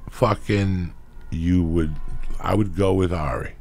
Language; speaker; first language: English; native; English